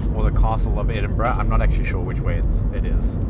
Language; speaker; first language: English; native; English